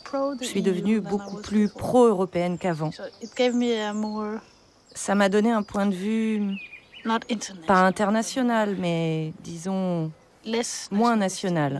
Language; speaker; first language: French; non-native, fluent; Danish